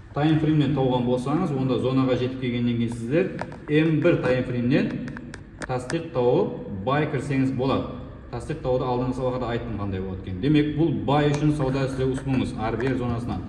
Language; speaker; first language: Uzbek; non-native, local second language; Kara-Kalpak